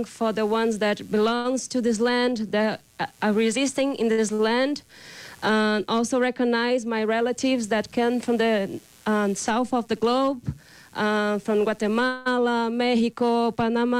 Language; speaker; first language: English; non-native, fluent; Portuguese